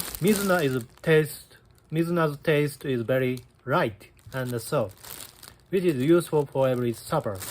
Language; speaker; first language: English; non-native, learner; Japanese